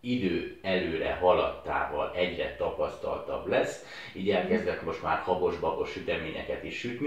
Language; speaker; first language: Hungarian; native; Hungarian